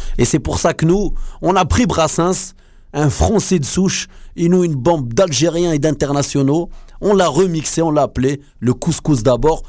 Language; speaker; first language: French; native; French